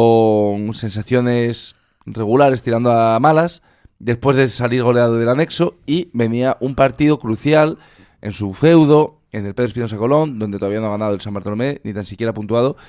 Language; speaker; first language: Spanish; native; Spanish